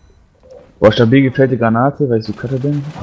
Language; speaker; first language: German; native; German